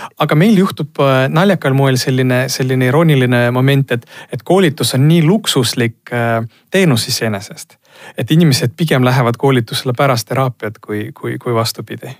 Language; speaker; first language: Estonian; non-native, local second language; Russian